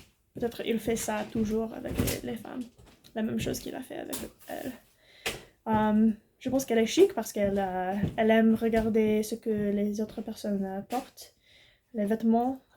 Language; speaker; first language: French; non-native, learner; English